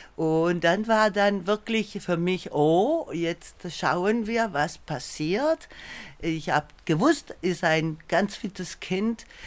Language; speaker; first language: German; non-native, fluent; Italian